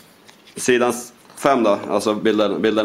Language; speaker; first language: Swedish; native; Swedish